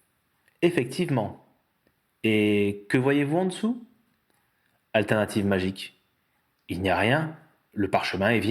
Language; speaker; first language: French; native; French